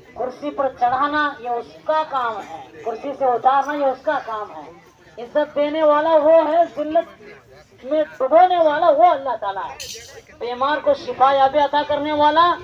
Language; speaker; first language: Urdu; native; Urdu